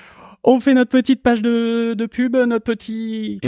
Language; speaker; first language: French; native; French